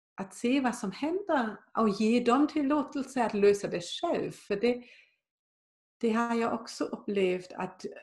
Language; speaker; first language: Swedish; non-native, fluent; German